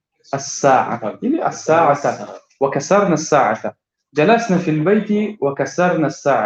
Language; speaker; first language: Arabic; non-native, fluent; Tajik